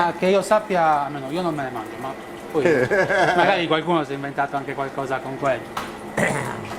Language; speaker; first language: Italian; native; Italian